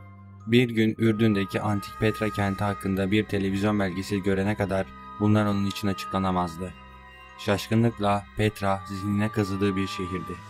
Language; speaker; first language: Turkish; native; Turkish